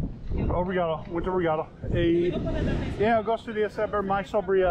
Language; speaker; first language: Portuguese; non-native, learner; English